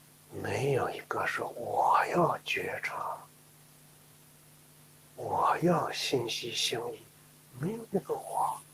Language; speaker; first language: Chinese; native; Chinese